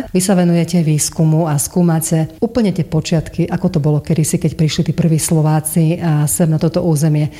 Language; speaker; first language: Slovak; native; Slovak